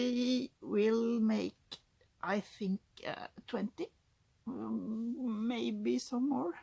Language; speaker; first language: English; non-native, learner; Norwegian